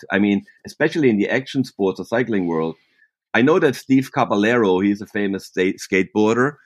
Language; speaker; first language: English; non-native, fluent; German